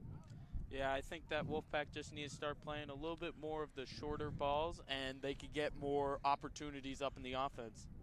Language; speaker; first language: English; native; English